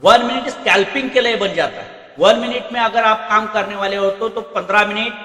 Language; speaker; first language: Hindi; non-native, local second language; Marathi